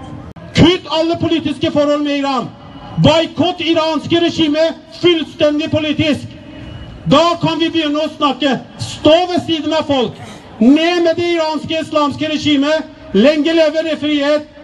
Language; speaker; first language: Norwegian; non-native, fluent; Persian